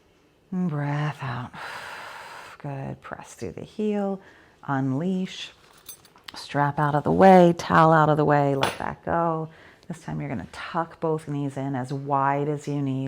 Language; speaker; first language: English; native; English